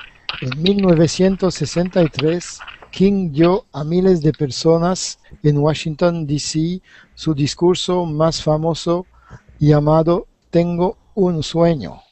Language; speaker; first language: Spanish; non-native, learner; French